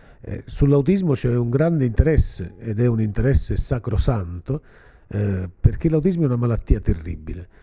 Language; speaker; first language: Italian; native; Italian